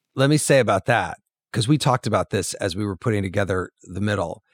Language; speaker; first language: English; native; English